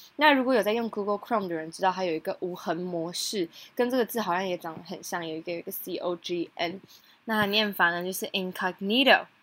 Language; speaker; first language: Chinese; native; Chinese